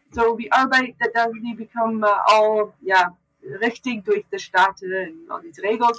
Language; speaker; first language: German; non-native, learner; English